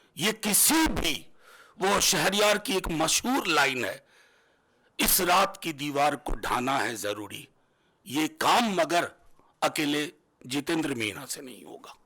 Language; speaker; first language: Hindi; native; Hindi